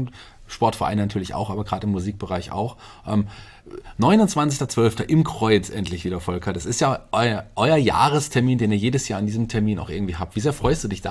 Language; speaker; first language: German; native; German